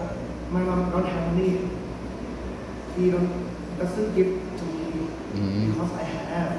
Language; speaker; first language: English; non-native, learner; Thai